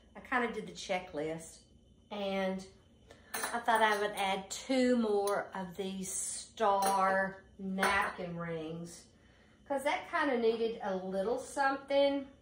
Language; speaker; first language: English; native; English